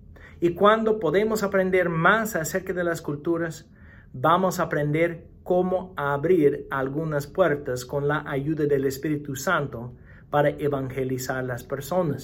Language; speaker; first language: Spanish; non-native, fluent; English